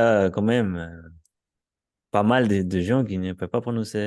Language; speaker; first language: French; non-native, learner; Spanish